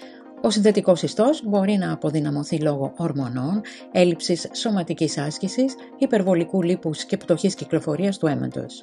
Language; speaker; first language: Greek; native; Greek